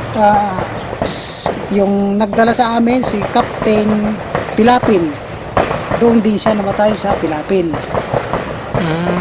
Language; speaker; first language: Filipino; non-native, local second language; Iloko